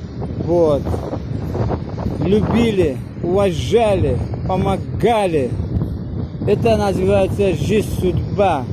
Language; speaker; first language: Russian; non-native, learner; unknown